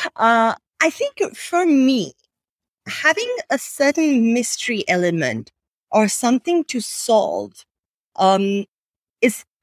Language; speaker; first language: English; non-native, local second language; Sinhala